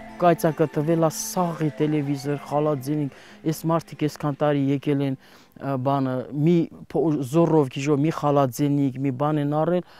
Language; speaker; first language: Armenian; native; Armenian